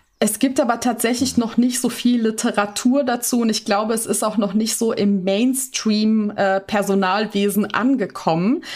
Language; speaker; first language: German; native; German